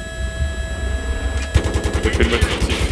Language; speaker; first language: French; native; French